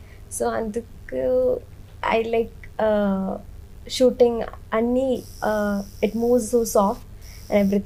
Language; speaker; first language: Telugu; non-native, learner; Malayalam